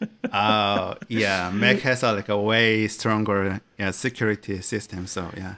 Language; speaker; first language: English; non-native, fluent; Korean